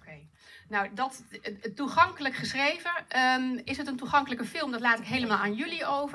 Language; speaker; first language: Dutch; native; Dutch